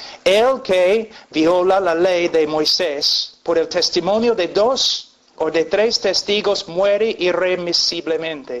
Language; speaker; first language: Spanish; non-native, fluent; English